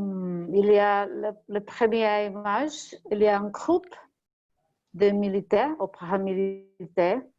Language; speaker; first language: French; non-native, learner; Portuguese